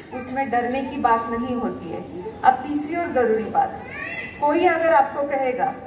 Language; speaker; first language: Hindi; non-native, local second language; Marathi